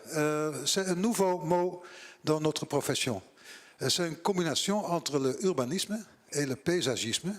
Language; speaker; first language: French; non-native, learner; Dutch